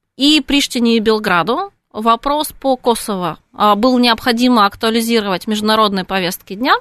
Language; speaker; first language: Russian; native; Russian